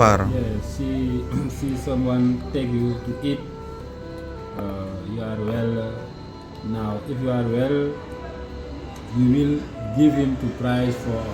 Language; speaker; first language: English; non-native, learner; Wolof